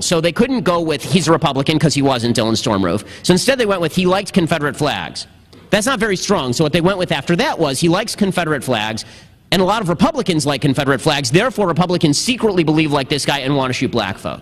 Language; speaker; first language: English; native; English